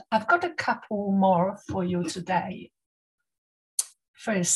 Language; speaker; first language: English; non-native, fluent; Polish